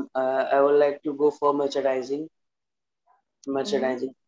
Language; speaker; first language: English; non-native, local second language; Hindi